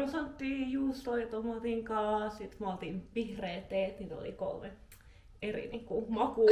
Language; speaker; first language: Finnish; non-native, learner; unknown